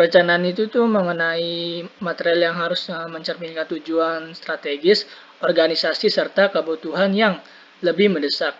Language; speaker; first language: Indonesian; native; Indonesian